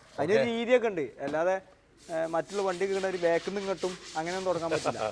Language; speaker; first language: Malayalam; native; Malayalam